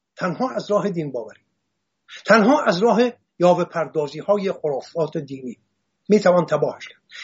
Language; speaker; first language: Persian; non-native, local second language; Assyrian Neo-Aramaic